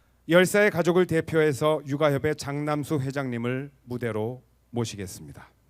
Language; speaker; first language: Korean; native; Korean